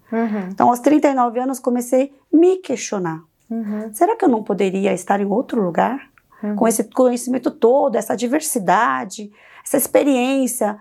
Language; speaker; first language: Portuguese; early bilingual, other home language; Korean